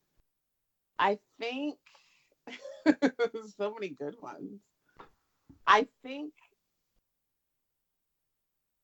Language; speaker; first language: English; native; English